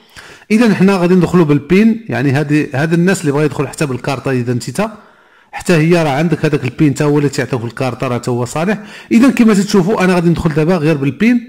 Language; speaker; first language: Arabic; native; Arabic